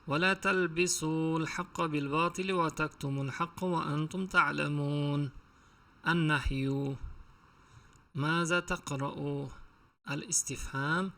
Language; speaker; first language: Arabic; non-native, fluent; Uzbek